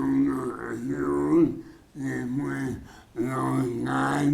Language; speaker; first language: Spanish; non-native, fluent; English